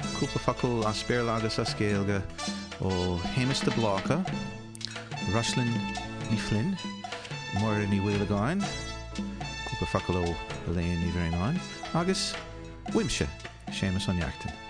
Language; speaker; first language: Irish; non-native, fluent; English